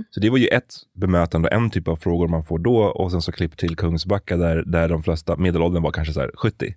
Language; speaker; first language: Swedish; native; Swedish